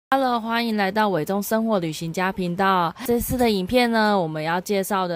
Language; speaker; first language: Chinese; native; Chinese